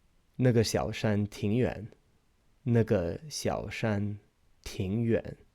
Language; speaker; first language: Chinese; non-native, fluent; English